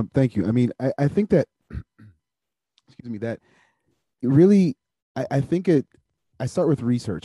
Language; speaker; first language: English; native; English